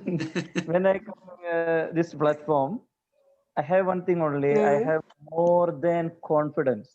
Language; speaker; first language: English; non-native, learner; Malayalam